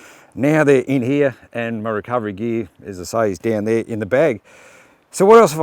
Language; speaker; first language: English; native; English